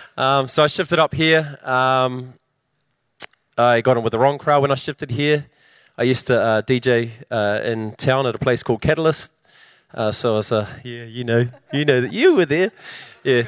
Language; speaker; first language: English; native; English